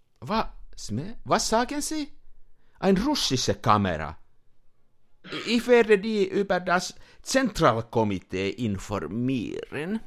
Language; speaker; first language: German; non-native, learner; Finnish